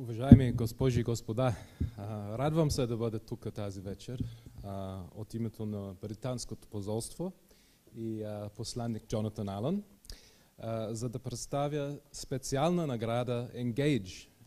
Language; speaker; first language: Bulgarian; non-native, learner; English